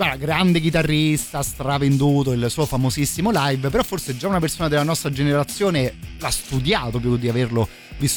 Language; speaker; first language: Italian; native; Italian